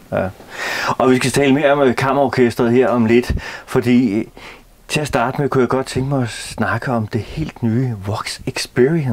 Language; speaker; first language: Danish; native; Danish